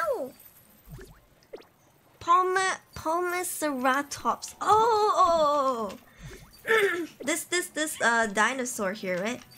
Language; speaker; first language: English; non-native, local second language; Min Nan Chinese